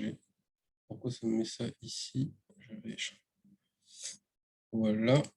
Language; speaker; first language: French; native; French